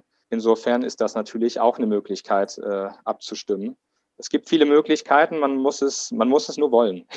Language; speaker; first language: German; native; German